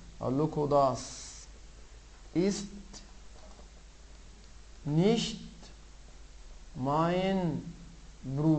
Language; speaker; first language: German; non-native, fluent; Arabic